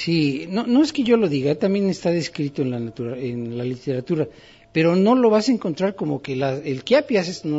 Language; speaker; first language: Spanish; native; Spanish